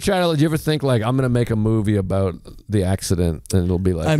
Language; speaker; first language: English; native; English